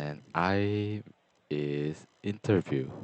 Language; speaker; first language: English; non-native, learner; Korean